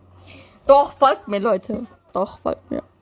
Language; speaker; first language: German; early bilingual, other home language; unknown